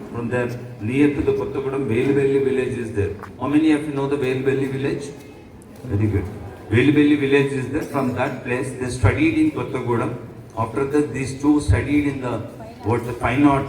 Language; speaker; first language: English; non-native, local second language; Telugu